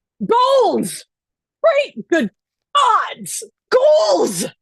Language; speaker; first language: English; native; English